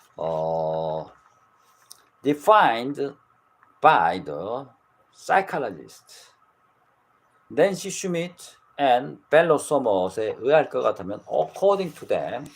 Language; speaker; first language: English; non-native, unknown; Korean